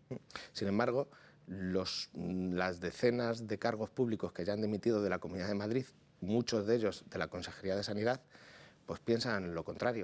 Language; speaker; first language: Spanish; native; Spanish